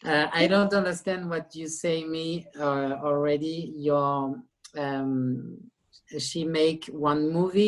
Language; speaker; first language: English; non-native, learner; French